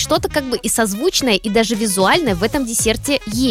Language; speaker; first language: Russian; native; Russian